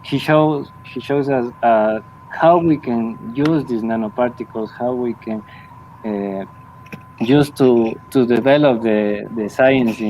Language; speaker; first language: English; non-native, learner; Spanish